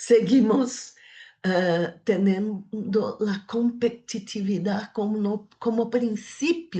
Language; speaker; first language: Spanish; non-native, fluent; Portuguese